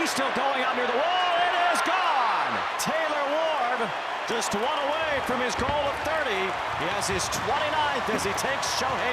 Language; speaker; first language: English; native; English